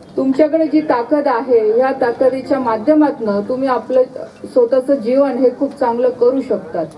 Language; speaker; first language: Marathi; native; Marathi